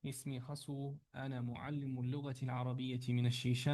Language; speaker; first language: Arabic; non-native, fluent; Chechen